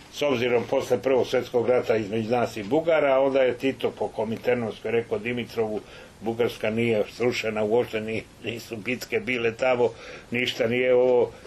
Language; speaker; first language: Serbian; native; Serbian